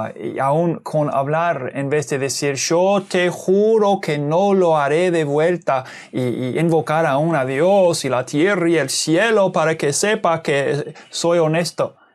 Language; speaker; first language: Spanish; non-native, fluent; English